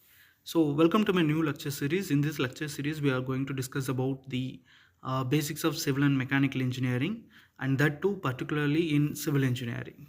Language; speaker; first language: English; non-native, local second language; Tamil